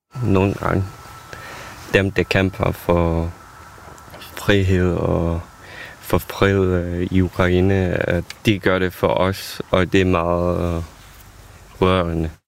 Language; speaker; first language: Danish; non-native, fluent; Ukrainian